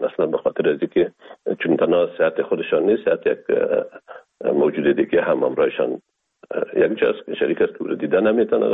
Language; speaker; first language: Persian; native; Persian